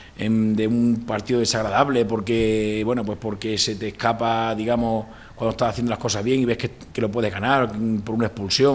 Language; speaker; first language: Spanish; native; Spanish